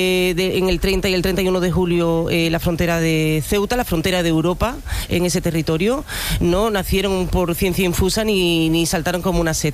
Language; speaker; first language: Spanish; native; Spanish